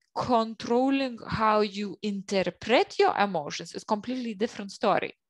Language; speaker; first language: English; non-native, fluent; Lithuanian